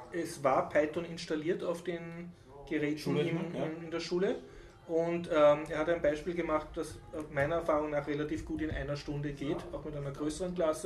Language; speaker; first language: German; native; German